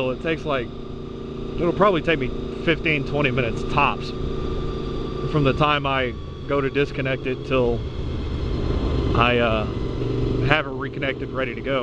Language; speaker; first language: English; native; English